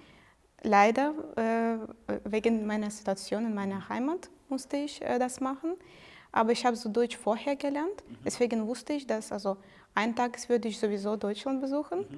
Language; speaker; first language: German; non-native, fluent; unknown